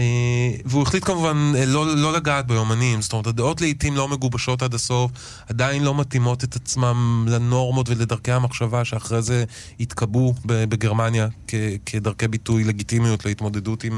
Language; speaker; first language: Hebrew; native; Hebrew